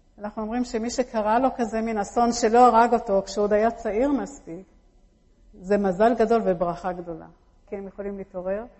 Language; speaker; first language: Hebrew; early bilingual, other home language; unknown